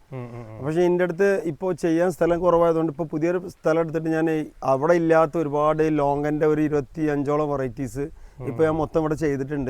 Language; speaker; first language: Malayalam; native; Malayalam